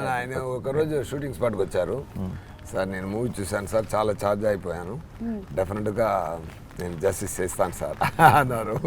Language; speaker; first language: Telugu; non-native, fluent; Tamil